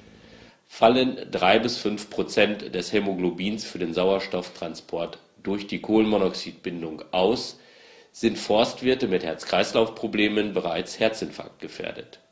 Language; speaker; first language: German; native; German